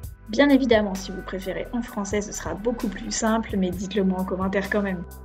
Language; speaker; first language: French; native; French